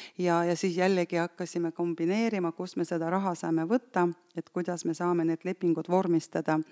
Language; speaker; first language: Estonian; non-native, local second language; Russian